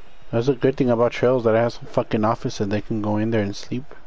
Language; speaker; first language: English; early bilingual, other home language; Spanish